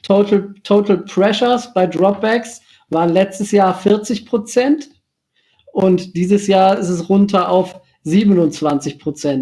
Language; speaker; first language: German; native; German